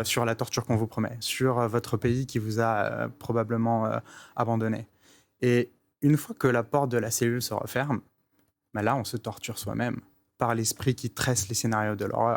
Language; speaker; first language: French; native; French